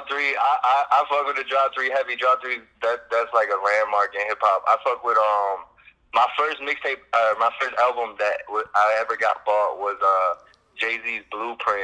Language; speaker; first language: English; native; English